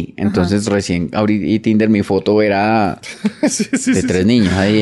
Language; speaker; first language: Spanish; native; Spanish